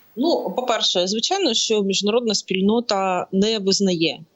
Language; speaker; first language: Ukrainian; native; Ukrainian